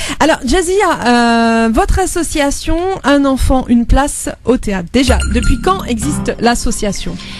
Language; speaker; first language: French; native; French